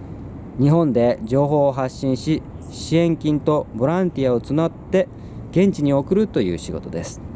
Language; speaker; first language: Japanese; non-native, fluent; Korean